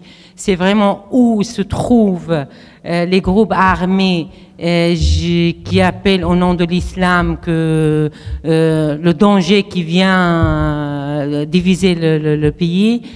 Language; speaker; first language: French; non-native, fluent; Arabic